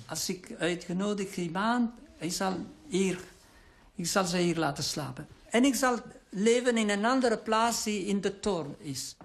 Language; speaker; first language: Dutch; non-native, local second language; French